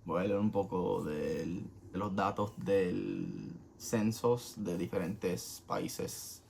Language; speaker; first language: Spanish; early bilingual, heritage; Spanish